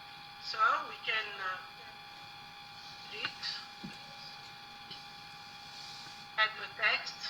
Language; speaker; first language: English; non-native, learner; Arabic